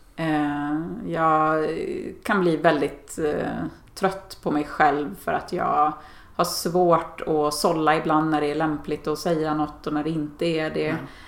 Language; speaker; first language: Swedish; native; Swedish